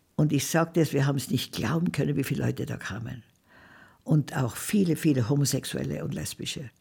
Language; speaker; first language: German; native; German